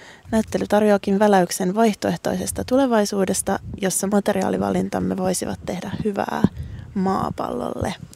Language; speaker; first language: Finnish; native; Finnish